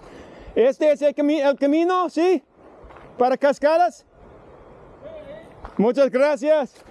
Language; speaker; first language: Spanish; non-native, learner; English